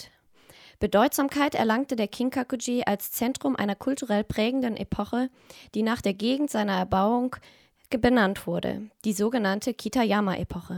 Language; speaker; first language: German; native; German